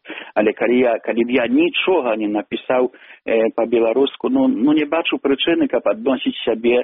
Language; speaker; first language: Belarusian; non-native, local second language; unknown